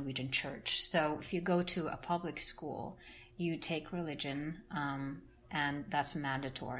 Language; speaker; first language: English; non-native, fluent; Norwegian